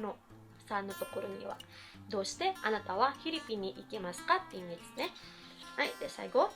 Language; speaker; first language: Japanese; non-native, fluent; Filipino